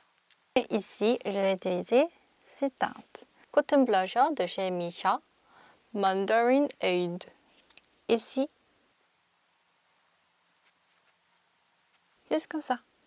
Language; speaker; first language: French; non-native, fluent; Korean